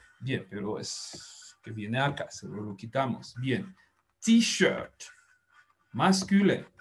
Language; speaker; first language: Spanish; non-native, fluent; French